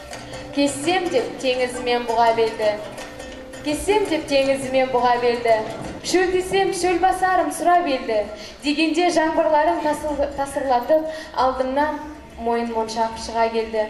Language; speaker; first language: Kazakh; native; Kazakh